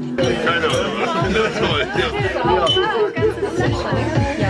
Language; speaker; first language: German; native; German